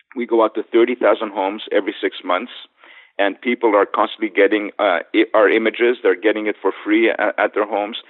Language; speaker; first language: English; native; English